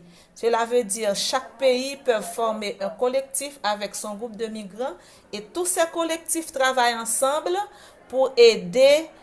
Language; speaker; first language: French; non-native, local second language; Haitian Creole